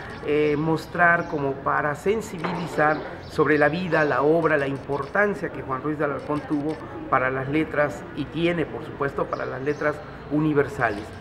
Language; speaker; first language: Spanish; native; Spanish